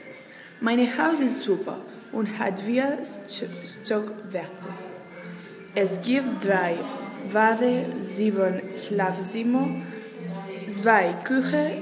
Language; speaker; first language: German; non-native, learner; Catalan